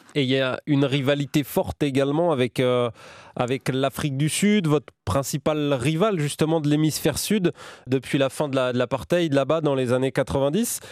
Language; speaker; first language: French; native; French